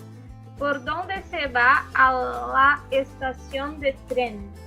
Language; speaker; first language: Spanish; non-native, learner; Portuguese